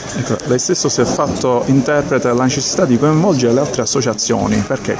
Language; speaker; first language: Italian; native; Italian